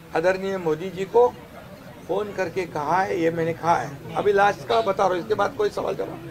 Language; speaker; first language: Hindi; non-native, local second language; Marathi